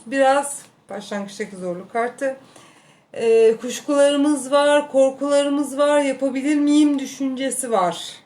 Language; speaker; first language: Turkish; native; Turkish